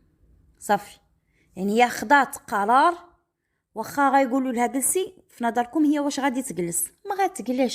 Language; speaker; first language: Arabic; native; Arabic